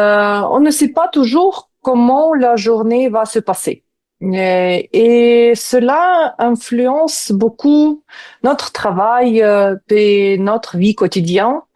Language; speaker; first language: French; non-native, fluent; Ukrainian